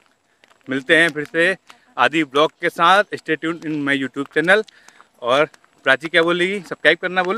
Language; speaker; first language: Hindi; native; Hindi